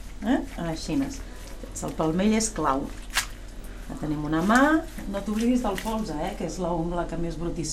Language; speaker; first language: Catalan; native; Catalan